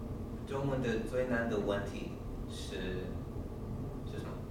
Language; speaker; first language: Chinese; non-native, learner; English